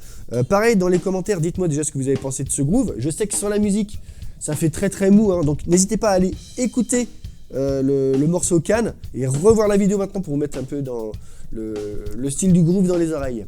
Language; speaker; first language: French; native; French